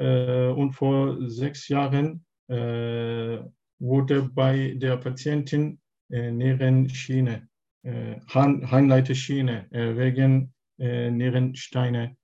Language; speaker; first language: German; non-native, learner; Turkish